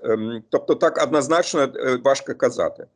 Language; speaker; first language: Ukrainian; non-native, fluent; German